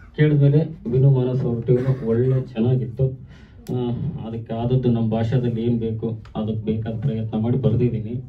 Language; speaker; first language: Kannada; native; Kannada